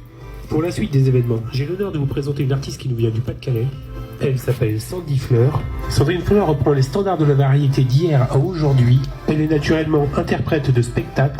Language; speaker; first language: French; native; French